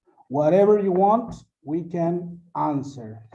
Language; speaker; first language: English; non-native, learner; Spanish